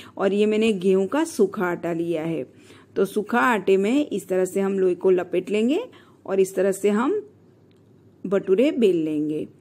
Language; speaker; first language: Hindi; non-native, local second language; Gujarati